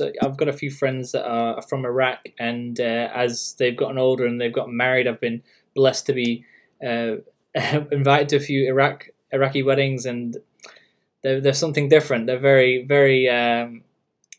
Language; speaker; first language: English; native; English